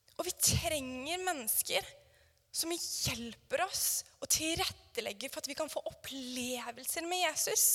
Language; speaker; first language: Norwegian; native; Norwegian